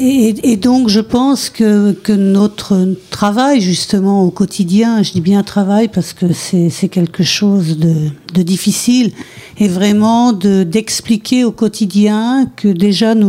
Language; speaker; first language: French; native; French